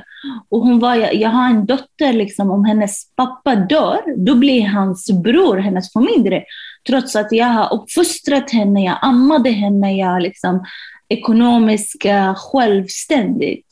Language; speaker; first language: Swedish; non-native, fluent; Arabic